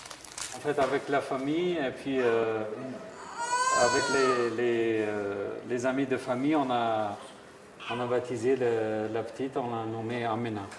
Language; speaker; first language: French; non-native, fluent; Persian